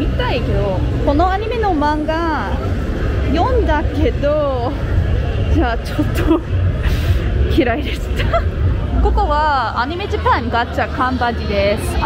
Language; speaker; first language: Japanese; non-native, learner; English